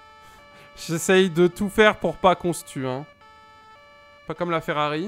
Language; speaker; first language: French; native; French